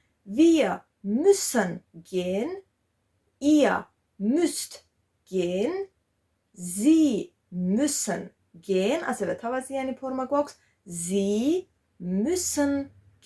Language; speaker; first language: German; non-native, fluent; Georgian